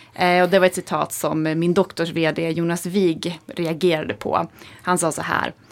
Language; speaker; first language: Swedish; native; Swedish